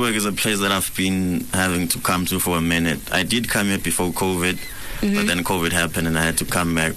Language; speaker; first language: English; non-native, local second language; Swati